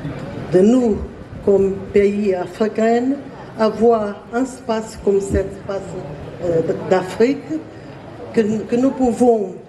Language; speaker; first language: French; non-native, learner; Portuguese